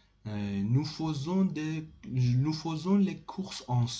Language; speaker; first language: French; non-native, fluent; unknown